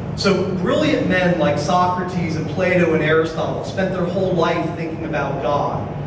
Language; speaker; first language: English; native; English